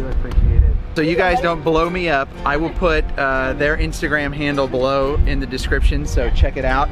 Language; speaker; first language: English; native; English